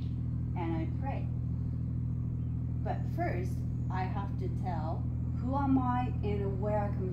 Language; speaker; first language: English; non-native, local second language; Japanese